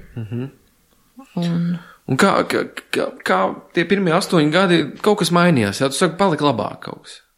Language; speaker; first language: Latvian; native; Latvian